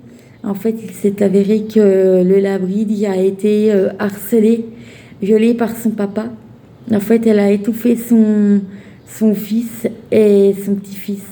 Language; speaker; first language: French; native; French